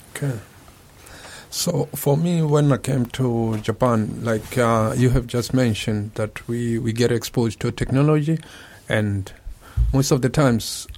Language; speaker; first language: English; non-native, local second language; Tswana